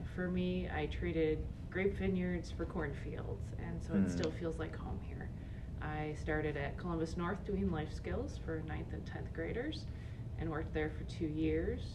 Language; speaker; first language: English; native; English